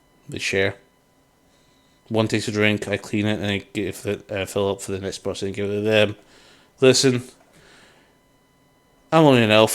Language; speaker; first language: English; native; English